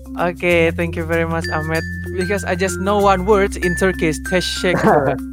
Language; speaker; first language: English; non-native, learner; Indonesian